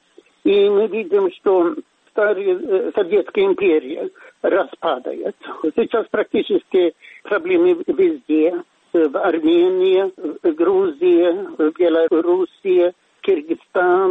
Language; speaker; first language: Russian; non-native, fluent; Swedish